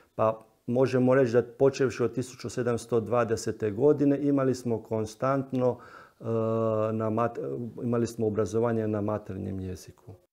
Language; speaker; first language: Croatian; early bilingual, heritage; Croatian